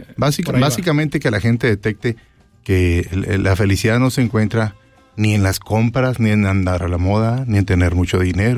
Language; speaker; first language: Spanish; native; Spanish